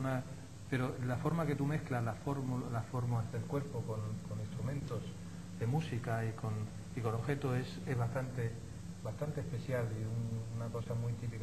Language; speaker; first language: Spanish; native; Spanish